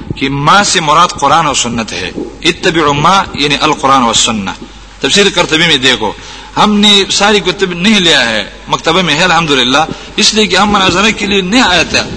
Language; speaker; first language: Urdu; non-native, local second language; Pashto